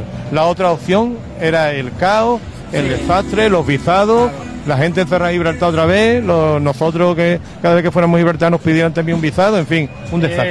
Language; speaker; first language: Spanish; native; Spanish